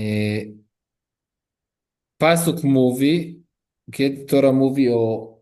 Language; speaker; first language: Polish; non-native, learner; Hebrew